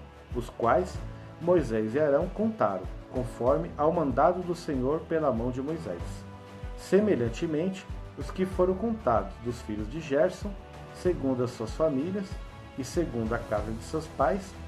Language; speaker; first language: Portuguese; native; Portuguese